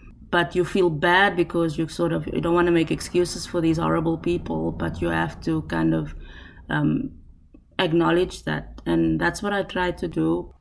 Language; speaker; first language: English; non-native, local second language; Afrikaans